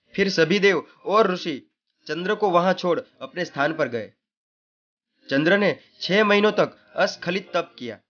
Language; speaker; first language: Hindi; non-native, local second language; Gujarati